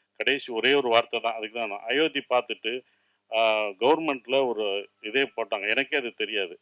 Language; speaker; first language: Tamil; native; Tamil